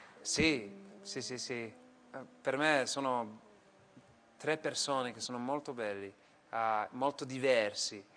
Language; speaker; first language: Italian; non-native, fluent; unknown